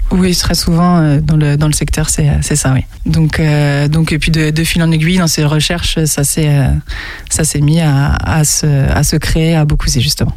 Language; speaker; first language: French; native; French